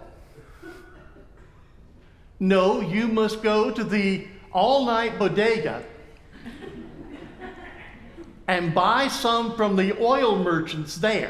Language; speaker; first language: English; native; English